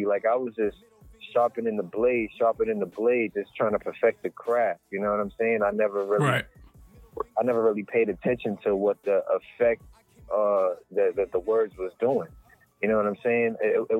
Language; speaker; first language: English; native; English